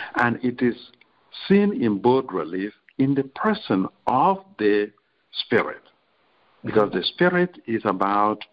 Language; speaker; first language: English; non-native, local second language; Igbo